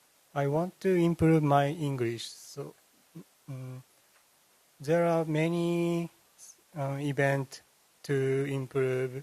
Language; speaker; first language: English; non-native, learner; Japanese